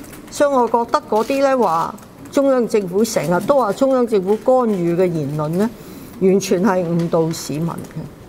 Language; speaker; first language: Cantonese; native; Cantonese